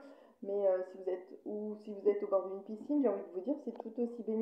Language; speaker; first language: French; native; French